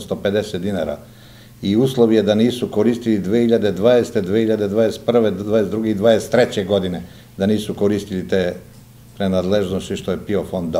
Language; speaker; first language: Serbian; native; Serbian